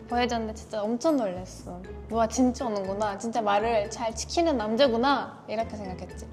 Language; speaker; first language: Korean; non-native, fluent; Turkish